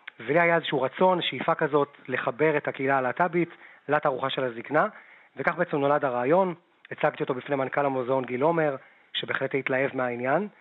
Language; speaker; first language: Hebrew; native; Hebrew